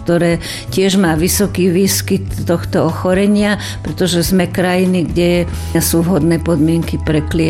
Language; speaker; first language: Slovak; native; Slovak